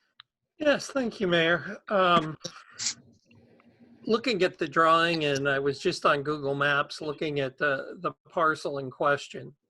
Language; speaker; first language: English; native; English